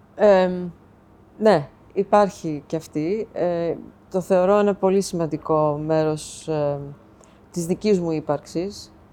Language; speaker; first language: Greek; early bilingual, heritage; Greek